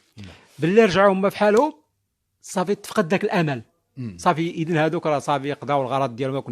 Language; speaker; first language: Arabic; native; Arabic